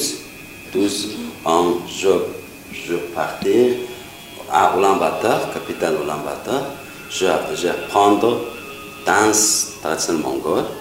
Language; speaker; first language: French; non-native, learner; Mongolian